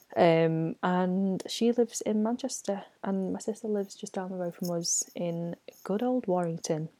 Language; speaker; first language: English; non-native, local second language; Cantonese